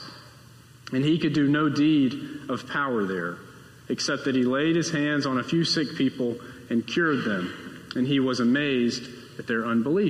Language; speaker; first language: English; native; English